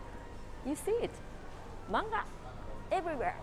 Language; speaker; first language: English; non-native, fluent; Japanese